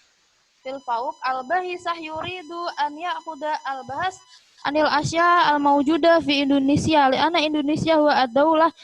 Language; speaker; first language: Arabic; non-native, learner; Indonesian